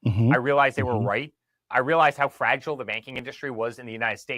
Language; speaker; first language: English; native; English